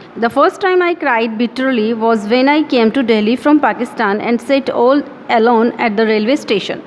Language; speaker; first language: Hindi; native; Hindi